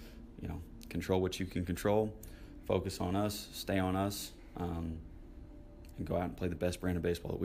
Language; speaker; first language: English; native; English